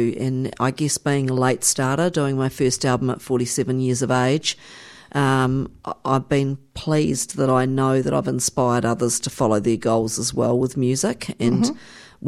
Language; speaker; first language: English; native; English